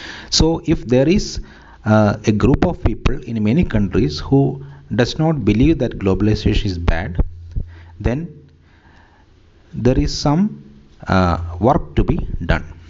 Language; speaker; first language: English; non-native, local second language; Malayalam